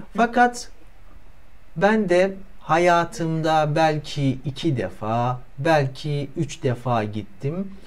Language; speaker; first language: Turkish; native; Turkish